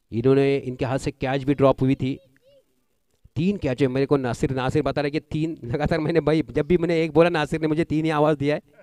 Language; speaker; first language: Hindi; non-native, local second language; Marathi